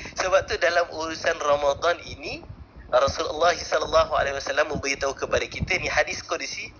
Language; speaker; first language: Malay; native; Malay